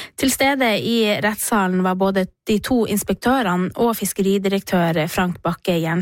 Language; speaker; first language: Norwegian; native; Norwegian